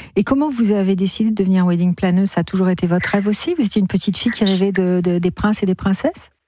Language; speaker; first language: French; native; French